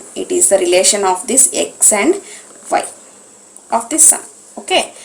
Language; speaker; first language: English; non-native, local second language; Telugu